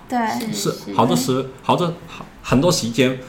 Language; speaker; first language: Chinese; non-native, learner; Cantonese